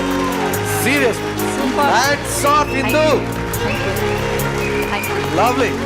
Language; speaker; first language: Kannada; native; Kannada